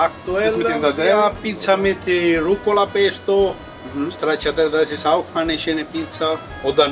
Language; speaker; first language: German; non-native, learner; Italian